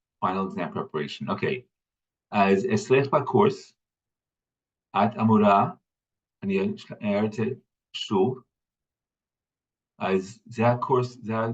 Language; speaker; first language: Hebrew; non-native, fluent; English